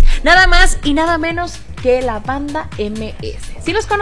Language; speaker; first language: Spanish; native; Spanish